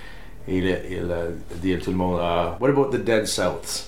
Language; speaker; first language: French; non-native, fluent; English